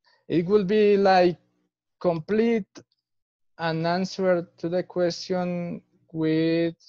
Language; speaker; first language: English; non-native, fluent; Spanish